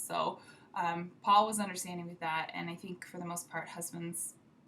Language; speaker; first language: English; native; English